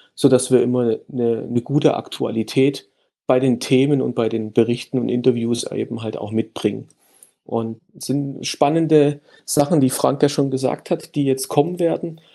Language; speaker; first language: German; native; German